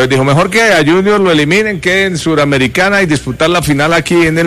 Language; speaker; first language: Spanish; native; Spanish